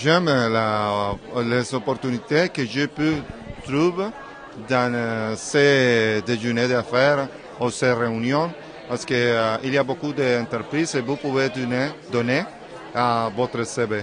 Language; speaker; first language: French; non-native, learner; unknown